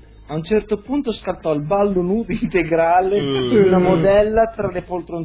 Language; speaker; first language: Italian; native; Italian